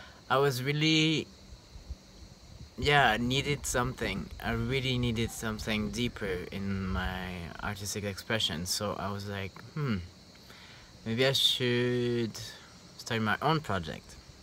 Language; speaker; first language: English; non-native, fluent; French